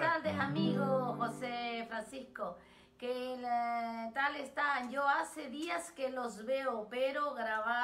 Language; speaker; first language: Spanish; native; Spanish